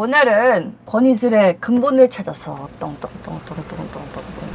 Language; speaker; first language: Korean; native; Korean